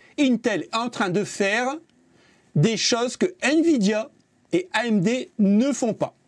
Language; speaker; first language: French; native; French